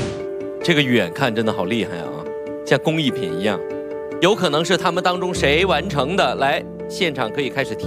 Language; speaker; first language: Chinese; native; Chinese